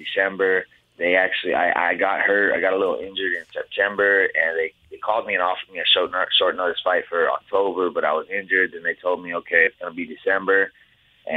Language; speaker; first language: English; native; English